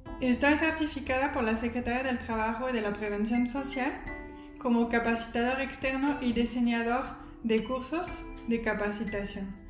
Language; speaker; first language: Spanish; non-native, fluent; French